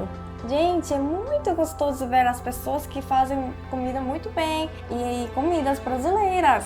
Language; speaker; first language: Portuguese; non-native, fluent; Korean